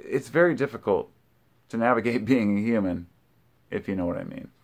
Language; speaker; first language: English; native; English